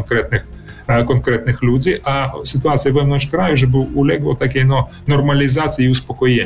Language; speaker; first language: Polish; early bilingual, heritage; Polish